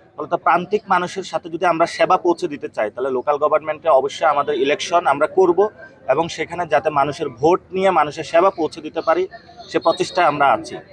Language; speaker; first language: Bangla; native; Bangla